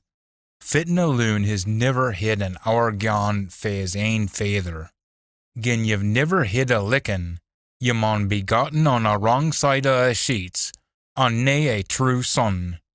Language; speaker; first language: English; native; English